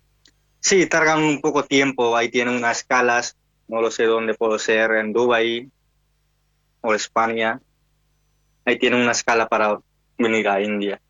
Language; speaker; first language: Spanish; non-native, learner; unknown